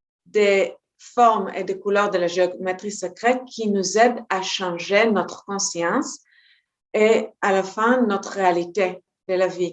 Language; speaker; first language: French; non-native, fluent; Hebrew